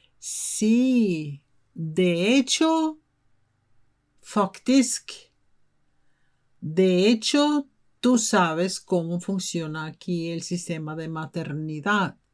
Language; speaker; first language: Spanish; non-native, fluent; Norwegian